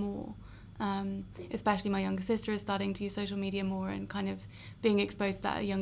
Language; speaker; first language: English; native; English